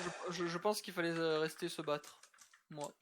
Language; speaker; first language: French; native; French